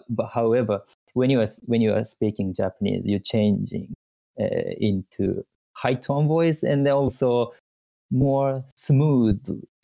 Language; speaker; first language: English; non-native, learner; Japanese